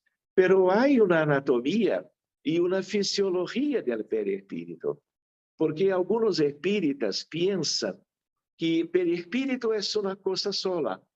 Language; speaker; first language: Spanish; non-native, fluent; Portuguese